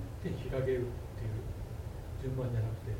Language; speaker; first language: Japanese; native; Japanese